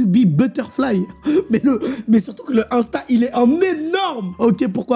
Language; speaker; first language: French; native; French